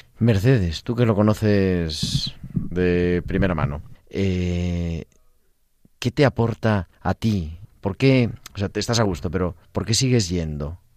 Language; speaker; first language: Spanish; native; Spanish